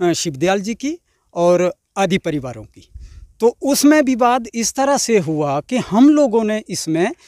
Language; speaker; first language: Hindi; non-native, local second language; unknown